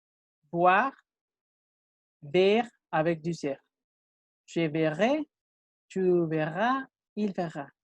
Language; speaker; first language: French; non-native, fluent; Spanish